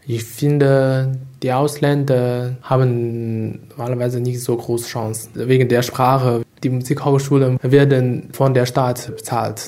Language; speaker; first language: German; non-native, fluent; Chinese